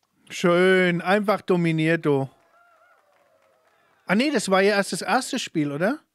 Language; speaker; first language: German; native; German